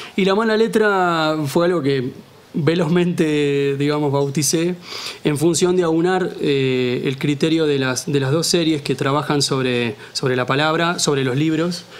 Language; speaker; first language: Spanish; native; Spanish